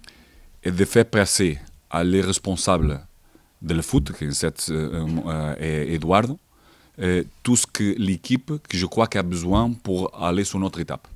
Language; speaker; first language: French; non-native, fluent; Portuguese